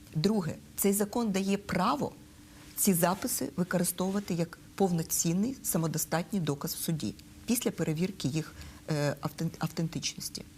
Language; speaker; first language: Ukrainian; non-native, local second language; Russian